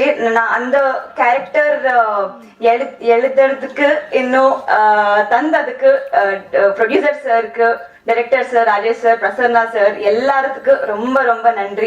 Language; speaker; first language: Tamil; non-native, learner; Telugu